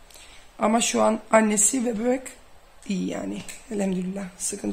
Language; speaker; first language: Turkish; early bilingual, heritage; Dutch